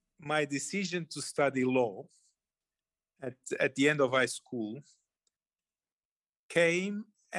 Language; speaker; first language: English; non-native, fluent; Portuguese